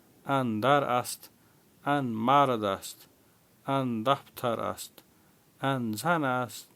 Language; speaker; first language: Persian; non-native, fluent; Urdu